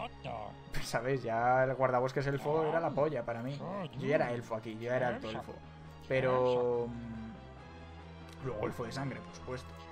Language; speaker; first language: Spanish; native; Spanish